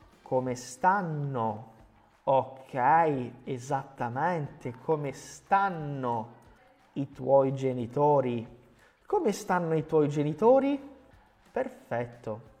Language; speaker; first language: Italian; non-native, fluent; Portuguese